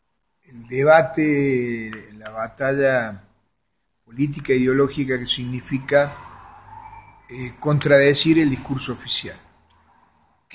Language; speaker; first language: Spanish; native; Spanish